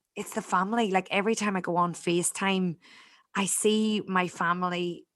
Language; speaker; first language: English; native; English